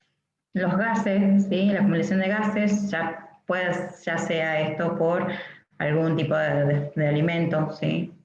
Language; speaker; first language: Spanish; native; Spanish